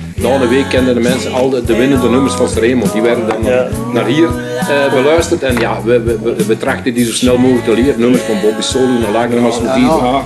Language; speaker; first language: Dutch; early bilingual, other home language; Italian